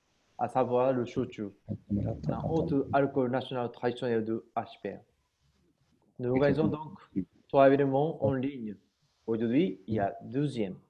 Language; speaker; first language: French; non-native, learner; Japanese